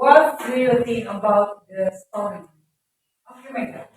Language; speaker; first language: English; non-native, learner; Indonesian